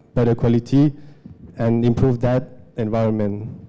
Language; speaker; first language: English; non-native, fluent; Lao